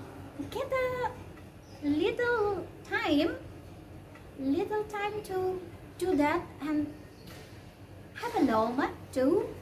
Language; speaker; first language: English; non-native, learner; Indonesian